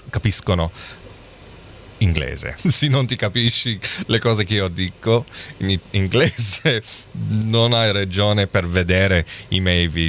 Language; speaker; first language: Italian; non-native, learner; English